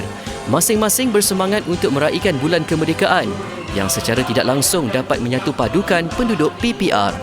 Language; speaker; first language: Malay; native; Malay